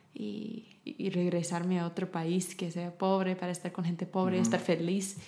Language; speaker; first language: Spanish; non-native, fluent; English